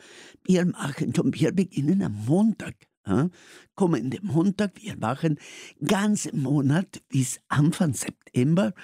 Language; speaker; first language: German; non-native, fluent; Spanish